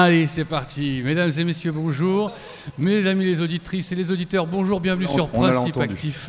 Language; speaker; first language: French; native; French